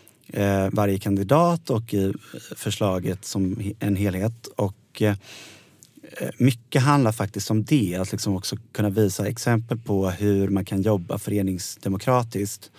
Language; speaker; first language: Swedish; native; Swedish